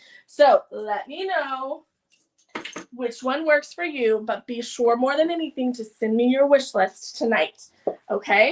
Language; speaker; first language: English; native; English